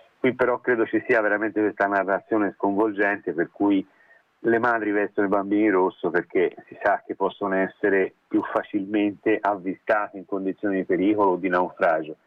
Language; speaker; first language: Italian; native; Italian